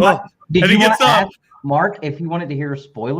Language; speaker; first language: English; native; English